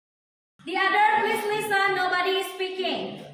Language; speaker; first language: English; non-native, fluent; Indonesian